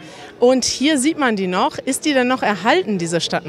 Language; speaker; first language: German; native; German